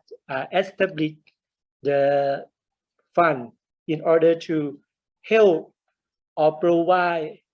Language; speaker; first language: English; non-native, learner; Thai